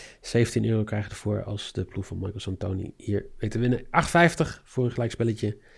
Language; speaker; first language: Dutch; native; Dutch